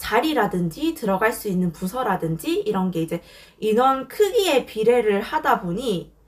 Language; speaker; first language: Korean; native; Korean